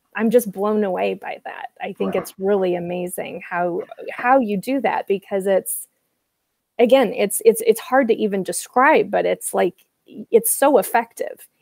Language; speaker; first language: English; native; English